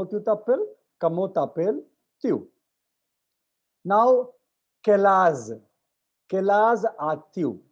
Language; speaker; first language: French; non-native, learner; Hindi